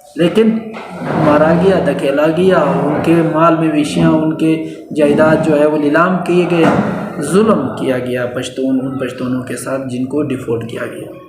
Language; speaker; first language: Urdu; non-native, local second language; Pashto